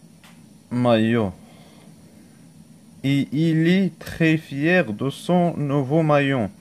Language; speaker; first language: French; non-native, local second language; Arabic